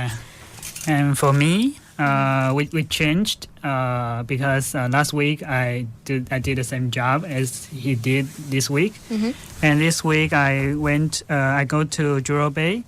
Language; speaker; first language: English; non-native, fluent; Chinese